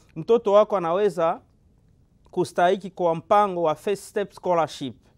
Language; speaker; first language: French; non-native, local second language; Lingala